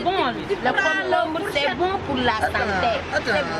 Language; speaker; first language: French; non-native, learner; Wolof